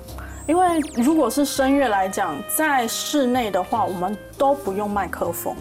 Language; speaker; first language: Chinese; native; Chinese